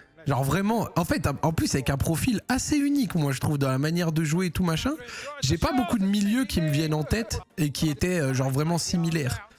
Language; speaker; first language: French; native; French